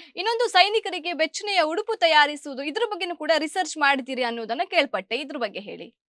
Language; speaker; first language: Kannada; native; Kannada